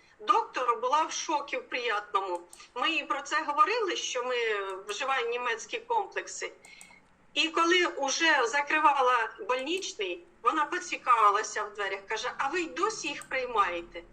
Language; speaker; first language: Ukrainian; native; Ukrainian